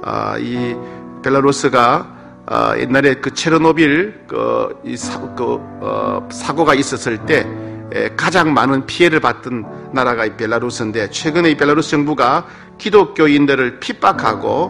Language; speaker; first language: Korean; native; Korean